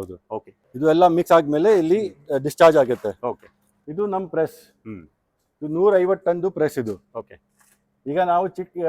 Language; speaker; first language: Kannada; non-native, local second language; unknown